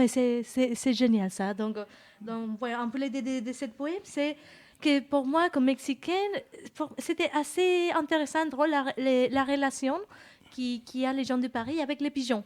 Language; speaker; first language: French; non-native, fluent; Spanish